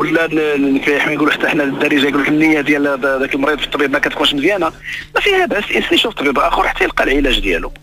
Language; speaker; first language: Arabic; native; Arabic